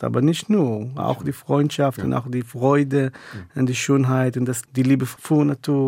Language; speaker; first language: German; non-native, fluent; Hebrew